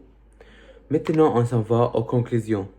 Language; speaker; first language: French; early bilingual, other home language; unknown